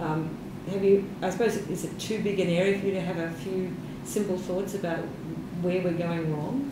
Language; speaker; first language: English; native; English